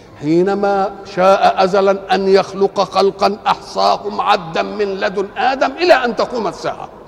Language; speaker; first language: Arabic; native; Arabic